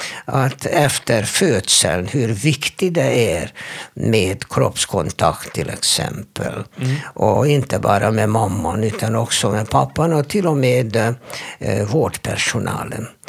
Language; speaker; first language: Swedish; non-native, fluent; Hungarian